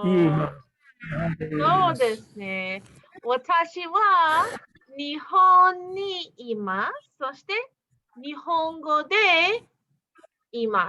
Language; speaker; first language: Japanese; non-native, fluent; English